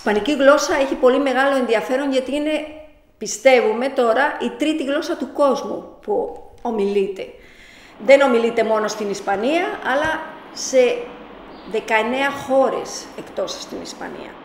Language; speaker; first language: Greek; non-native, fluent; Spanish